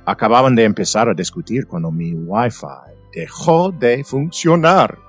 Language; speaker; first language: Spanish; non-native, fluent; English